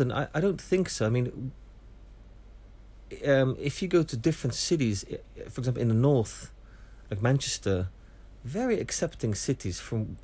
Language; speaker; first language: English; native; English